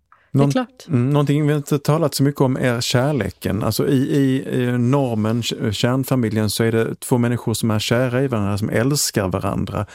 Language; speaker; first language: Swedish; native; Swedish